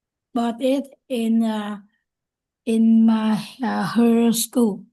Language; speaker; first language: English; non-native, learner; Vietnamese